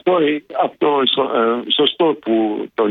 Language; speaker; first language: Greek; non-native, local second language; Arabic